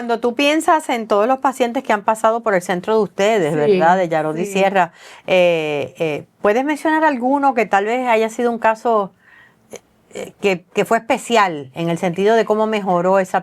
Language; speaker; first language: Spanish; native; Spanish